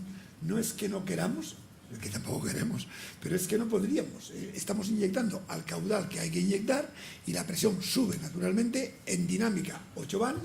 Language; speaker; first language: Spanish; native; Spanish